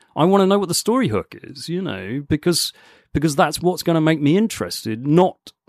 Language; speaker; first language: English; native; English